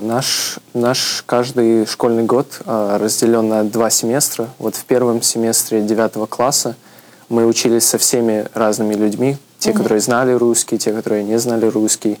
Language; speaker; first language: Russian; early bilingual, heritage; Russian